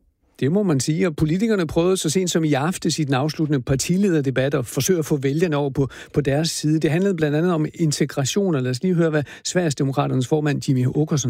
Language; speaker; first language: Danish; native; Danish